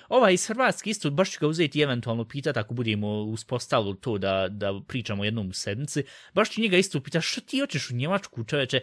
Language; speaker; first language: Bosnian; early bilingual, heritage; Bosnian